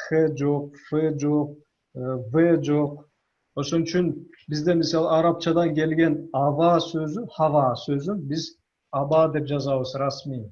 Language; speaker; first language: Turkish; non-native, learner; Kyrgyz